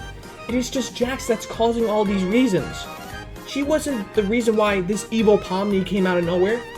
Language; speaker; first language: English; native; English